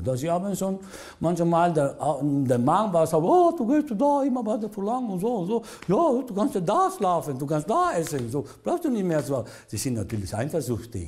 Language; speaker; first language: German; non-native, learner; Italian